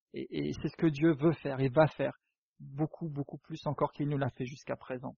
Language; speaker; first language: French; native; French